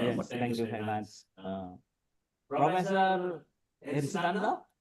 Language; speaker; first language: English; non-native, fluent; Indonesian